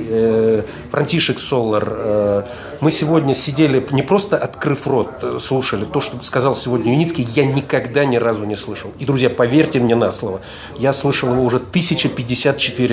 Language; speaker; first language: Russian; native; Russian